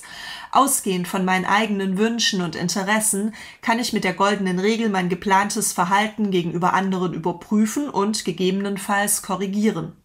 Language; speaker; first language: German; native; German